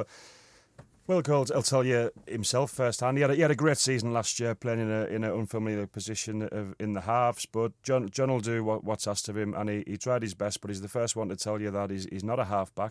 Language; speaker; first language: English; native; English